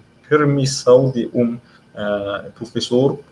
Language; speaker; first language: Portuguese; non-native, learner; Arabic